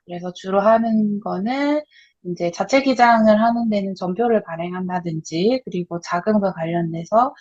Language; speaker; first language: Korean; native; Korean